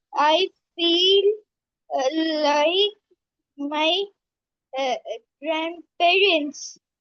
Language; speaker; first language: English; non-native, learner; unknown